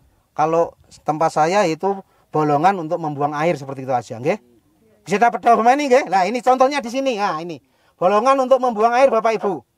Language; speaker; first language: Indonesian; non-native, local second language; Javanese